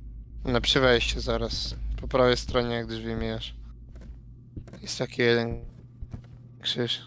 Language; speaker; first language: Polish; native; Polish